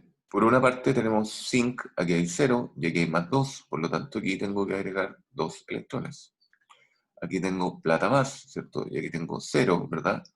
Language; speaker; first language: Spanish; native; Spanish